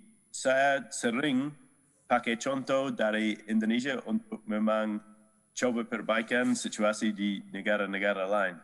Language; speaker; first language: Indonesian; non-native, fluent; English